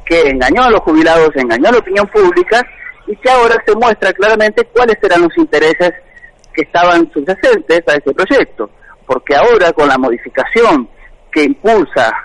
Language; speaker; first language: Spanish; native; Spanish